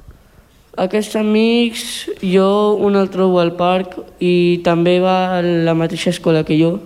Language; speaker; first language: Catalan; early bilingual, other home language; Urdu